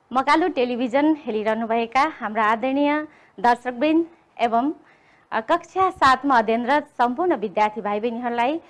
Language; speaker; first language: Nepali; native; Nepali